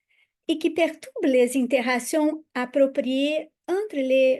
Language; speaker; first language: French; non-native, fluent; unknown